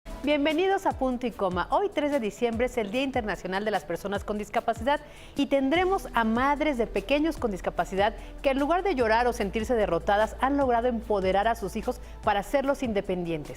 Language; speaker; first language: Spanish; native; Spanish